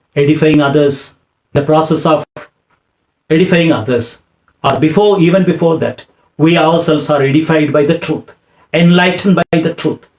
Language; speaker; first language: English; non-native, local second language; Tamil